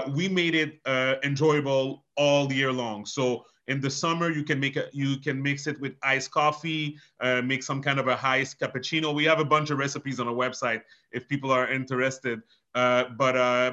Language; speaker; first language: English; non-native, fluent; French